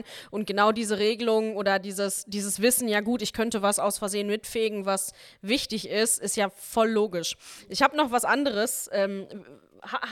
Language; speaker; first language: German; native; German